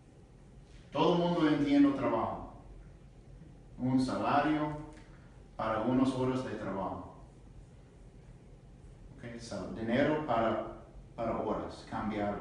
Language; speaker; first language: Spanish; non-native, learner; English